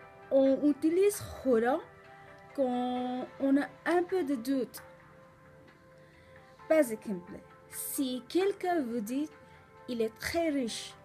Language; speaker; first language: French; non-native, learner; Nepali